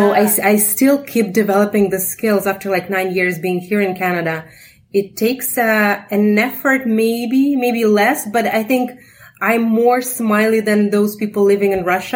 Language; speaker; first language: English; non-native, fluent; Russian